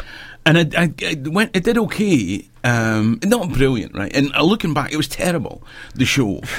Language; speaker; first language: English; native; English